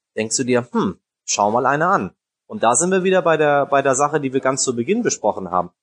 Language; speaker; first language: German; early bilingual, other home language; Persian